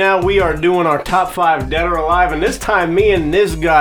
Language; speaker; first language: English; native; English